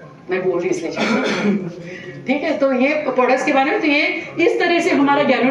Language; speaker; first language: Hindi; native; Hindi